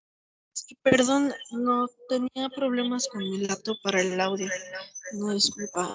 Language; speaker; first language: Spanish; native; Spanish